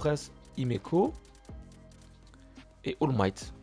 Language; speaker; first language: French; native; French